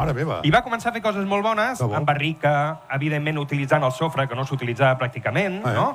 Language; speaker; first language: Catalan; native; Catalan